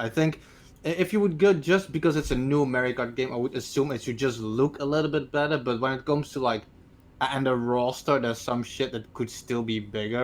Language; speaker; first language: English; native; English